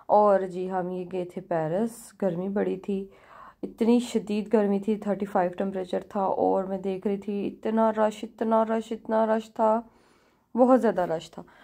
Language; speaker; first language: Urdu; native; Urdu